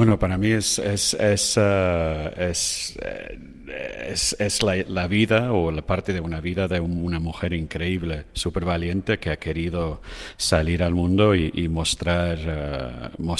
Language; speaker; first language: Spanish; non-native, fluent; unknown